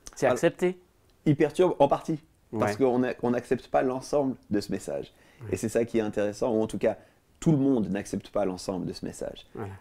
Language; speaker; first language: French; native; French